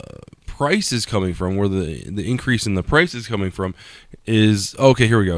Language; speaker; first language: English; native; English